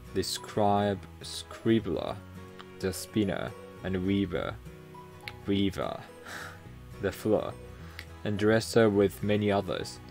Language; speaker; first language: English; non-native, fluent; Japanese